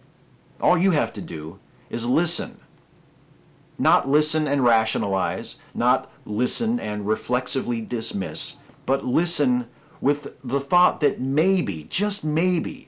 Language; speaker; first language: English; native; English